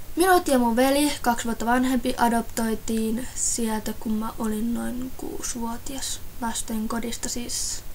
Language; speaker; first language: Finnish; early bilingual, other home language; Russian